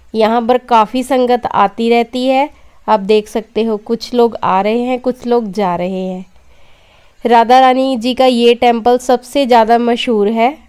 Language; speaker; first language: Hindi; native; Hindi